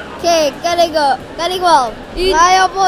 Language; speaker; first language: Welsh; non-native, local second language; English